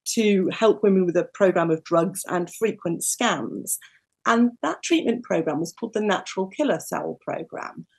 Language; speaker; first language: English; native; English